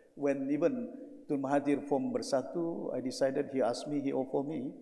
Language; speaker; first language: English; non-native, local second language; Malay